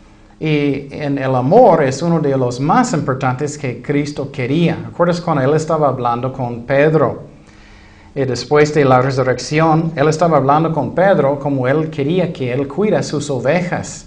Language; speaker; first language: Spanish; non-native, fluent; English